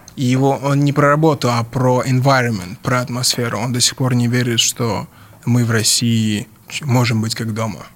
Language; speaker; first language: Russian; early bilingual, other home language; English